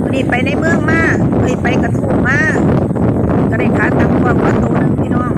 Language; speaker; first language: Thai; native; Thai